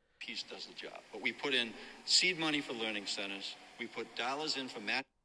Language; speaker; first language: English; native; English